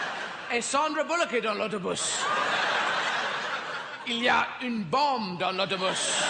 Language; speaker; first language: French; non-native, fluent; English